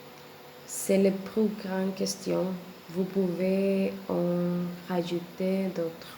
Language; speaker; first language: French; non-native, learner; Spanish